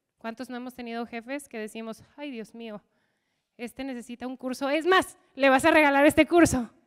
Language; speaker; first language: Spanish; non-native, fluent; English